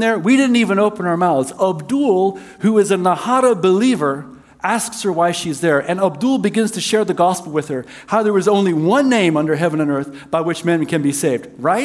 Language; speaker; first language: English; native; English